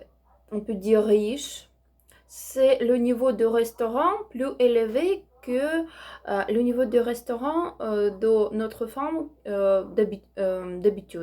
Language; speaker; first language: French; non-native, learner; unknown